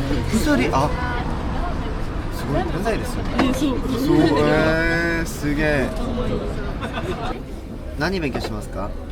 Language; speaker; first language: Japanese; non-native, learner; Korean